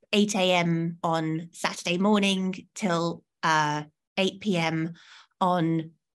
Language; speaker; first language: English; native; English